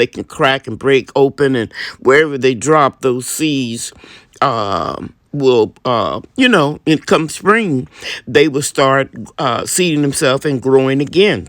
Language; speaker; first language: English; native; English